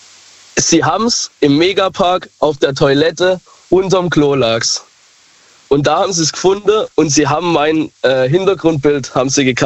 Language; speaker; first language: German; native; German